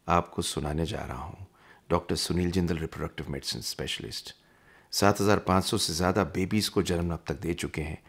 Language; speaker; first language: Hindi; native; Hindi